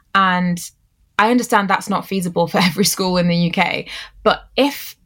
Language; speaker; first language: English; native; English